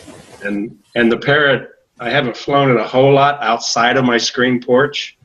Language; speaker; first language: English; native; English